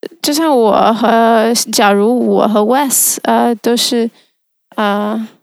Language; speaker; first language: Chinese; non-native, fluent; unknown